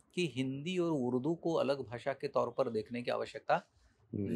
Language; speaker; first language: Hindi; native; Hindi